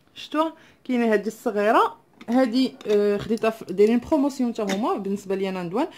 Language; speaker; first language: Arabic; non-native, local second language; Tachelhit